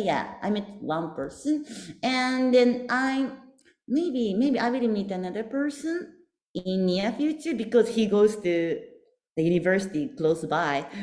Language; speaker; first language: English; non-native, learner; Japanese